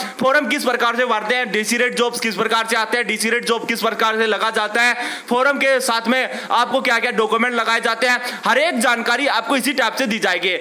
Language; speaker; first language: Hindi; native; Hindi